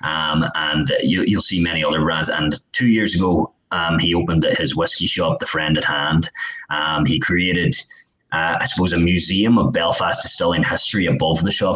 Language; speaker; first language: English; native; English